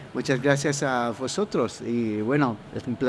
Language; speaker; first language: Spanish; non-native, fluent; Italian